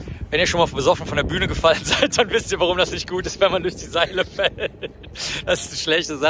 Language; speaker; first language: German; native; German